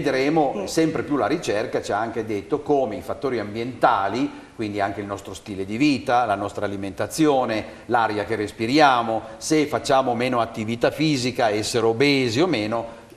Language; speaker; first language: Italian; native; Italian